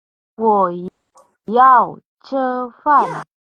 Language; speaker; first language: Chinese; non-native, fluent; Indonesian